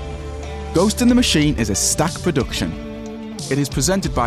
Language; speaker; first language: English; native; English